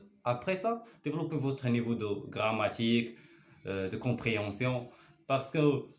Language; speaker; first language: French; non-native, learner; Arabic